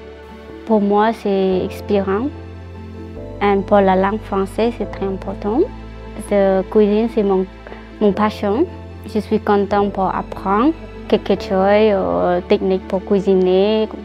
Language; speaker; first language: French; non-native, learner; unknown